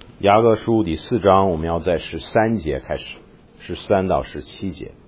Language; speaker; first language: Chinese; non-native, fluent; English